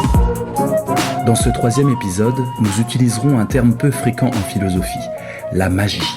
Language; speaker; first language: French; native; French